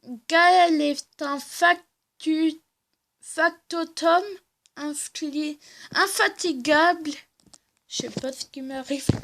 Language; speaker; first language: French; native; French